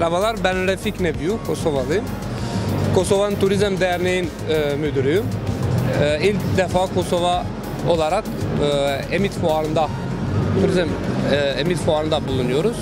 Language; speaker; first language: Turkish; non-native, fluent; Albanian